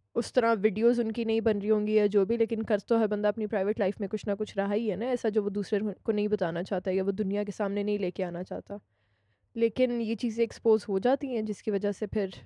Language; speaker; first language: Urdu; native; Urdu